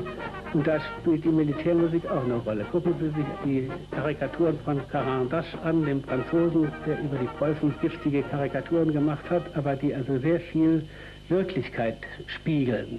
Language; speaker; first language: German; native; German